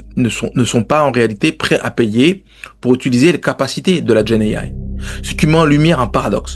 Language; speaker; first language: French; native; French